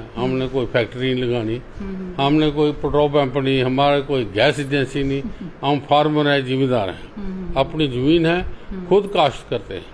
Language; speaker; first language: Hindi; native; Hindi